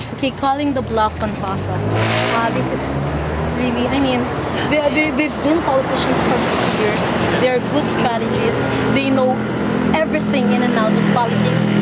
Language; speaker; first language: English; non-native, local second language; Filipino